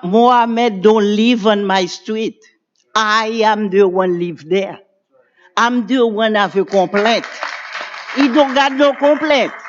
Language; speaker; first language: English; non-native, learner; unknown